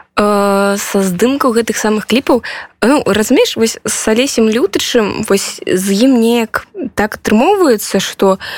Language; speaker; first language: Belarusian; non-native, local second language; Russian